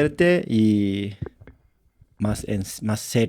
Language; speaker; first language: Spanish; non-native, learner; Japanese